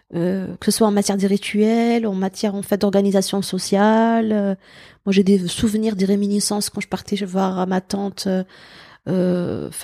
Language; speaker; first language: French; non-native, local second language; Arabic